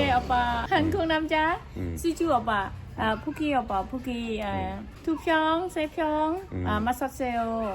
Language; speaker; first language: Korean; non-native, learner; Khmer